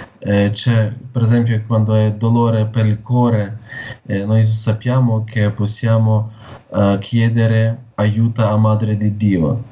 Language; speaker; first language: Italian; non-native, learner; Ukrainian